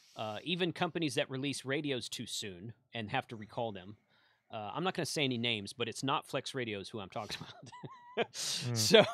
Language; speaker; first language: English; native; English